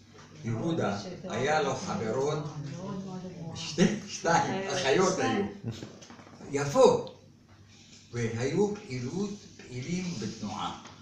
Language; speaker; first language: Hebrew; non-native, fluent; Arabic